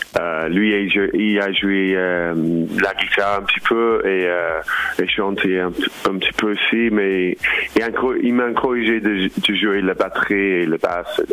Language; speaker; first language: French; non-native, learner; English